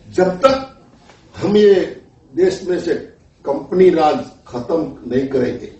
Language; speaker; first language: Hindi; non-native, local second language; Gujarati